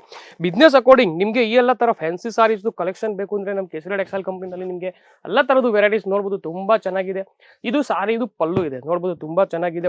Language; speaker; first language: Kannada; non-native, local second language; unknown